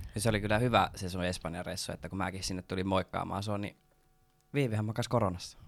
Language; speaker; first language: Finnish; non-native, local second language; Swedish